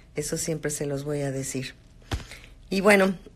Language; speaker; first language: Spanish; native; Spanish